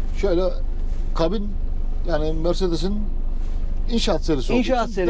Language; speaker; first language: Turkish; native; Turkish